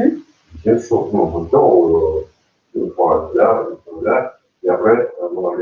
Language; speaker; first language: French; non-native, learner; Russian